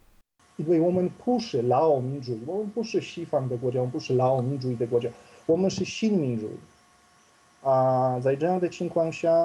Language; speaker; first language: Chinese; non-native, fluent; Polish